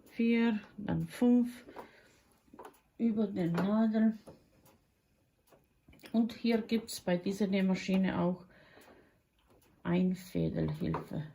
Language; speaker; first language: German; non-native, fluent; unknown